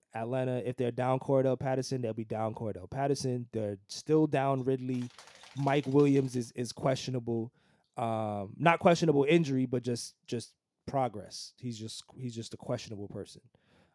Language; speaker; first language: English; native; English